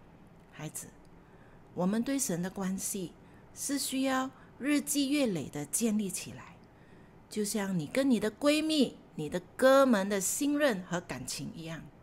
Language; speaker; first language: Chinese; native; Chinese